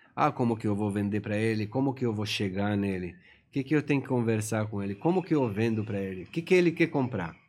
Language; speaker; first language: Portuguese; non-native, fluent; Persian